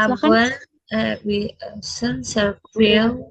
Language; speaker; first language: German; non-native, learner; Indonesian